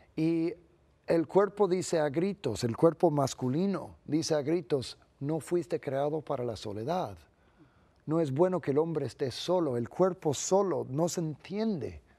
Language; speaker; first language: Spanish; non-native, fluent; English